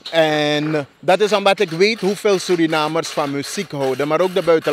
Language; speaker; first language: Dutch; native; Dutch